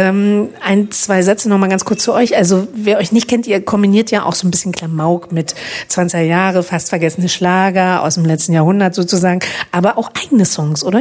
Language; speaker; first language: German; native; German